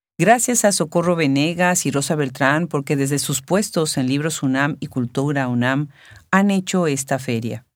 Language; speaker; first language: Spanish; native; Spanish